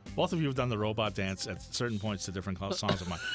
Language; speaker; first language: English; native; English